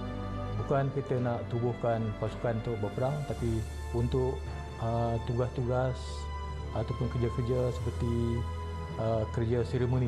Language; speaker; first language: Malay; native; Malay